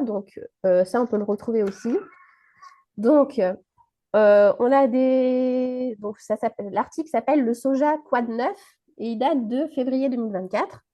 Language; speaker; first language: French; native; French